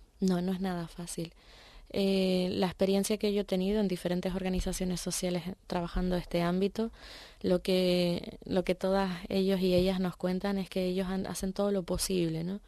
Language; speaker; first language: Spanish; native; Spanish